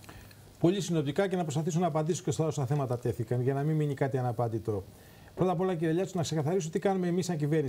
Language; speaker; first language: Greek; native; Greek